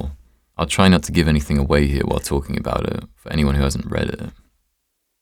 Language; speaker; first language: English; native; English